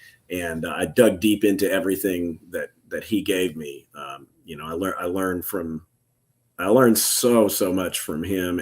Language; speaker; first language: English; native; English